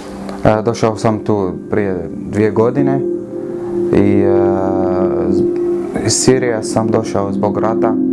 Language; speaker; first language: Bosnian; non-native, learner; Arabic